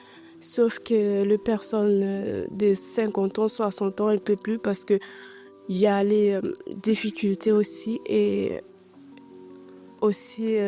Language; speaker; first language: French; non-native, learner; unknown